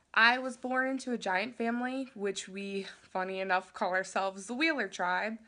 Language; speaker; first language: English; native; English